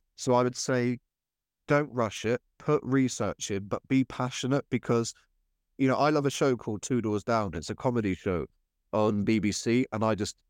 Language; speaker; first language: English; native; English